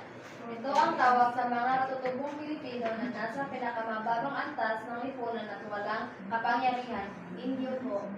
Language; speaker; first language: Filipino; native; Filipino